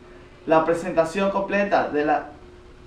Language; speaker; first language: Spanish; native; Spanish